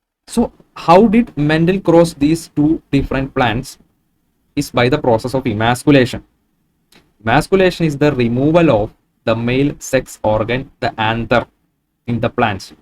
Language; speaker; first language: English; non-native, local second language; Malayalam